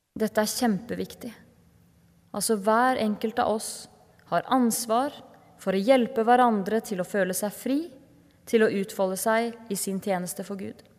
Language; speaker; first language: Norwegian; native; Norwegian